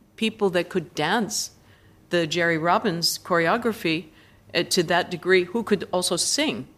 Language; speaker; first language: English; native; English